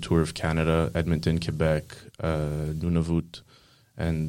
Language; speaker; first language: English; non-native, fluent; Greek